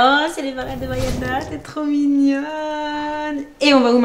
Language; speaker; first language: French; native; French